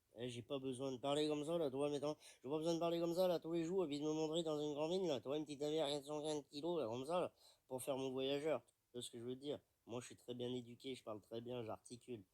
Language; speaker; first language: French; native; French